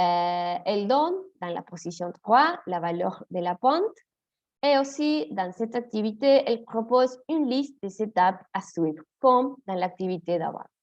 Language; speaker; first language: French; non-native, fluent; Spanish